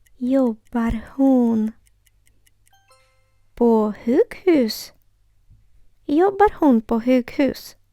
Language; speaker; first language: Swedish; non-native, fluent; Ukrainian